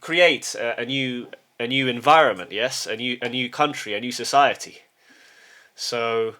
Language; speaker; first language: English; early bilingual, heritage; English